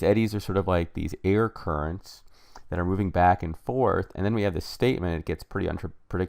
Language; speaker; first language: English; native; English